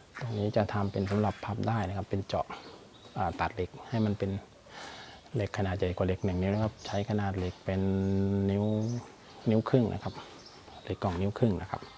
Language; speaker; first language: Thai; native; Thai